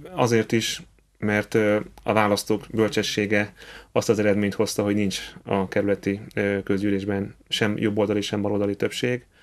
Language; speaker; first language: Hungarian; native; Hungarian